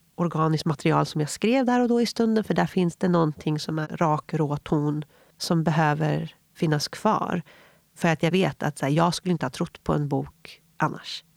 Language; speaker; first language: Swedish; native; Swedish